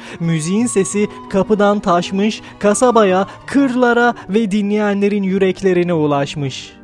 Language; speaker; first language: Turkish; native; Turkish